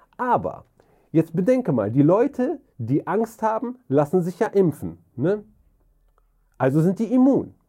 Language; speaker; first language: German; early bilingual, other home language; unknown